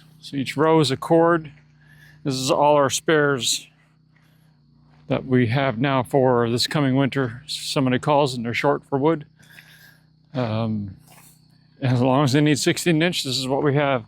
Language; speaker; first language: English; native; English